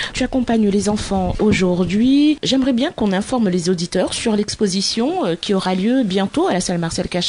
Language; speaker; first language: French; native; French